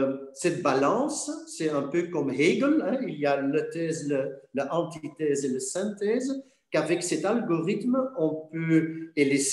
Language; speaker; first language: French; non-native, fluent; Dutch